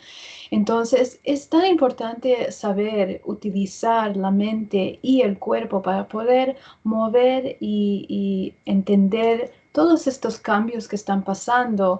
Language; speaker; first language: Spanish; early bilingual, heritage; English